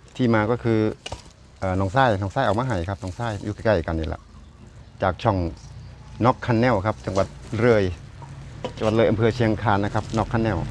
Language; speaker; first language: Thai; non-native, local second language; Lao